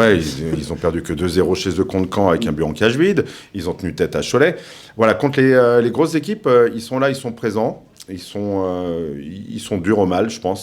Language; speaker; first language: French; native; French